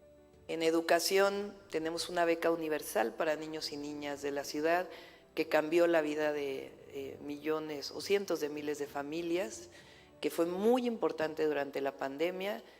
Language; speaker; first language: Spanish; native; Spanish